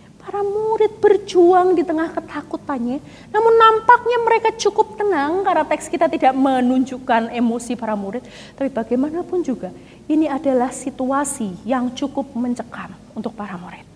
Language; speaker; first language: Indonesian; native; Indonesian